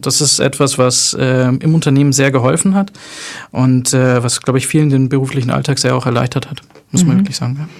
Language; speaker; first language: German; native; German